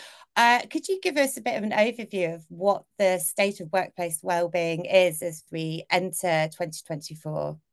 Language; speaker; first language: English; native; English